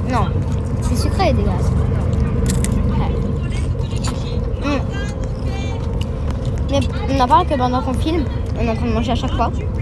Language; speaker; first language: French; native; French